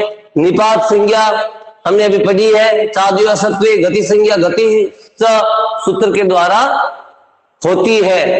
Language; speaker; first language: Hindi; native; Hindi